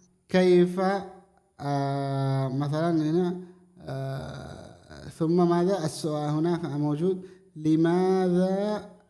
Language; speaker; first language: Arabic; non-native, fluent; Indonesian